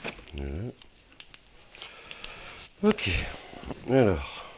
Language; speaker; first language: French; native; French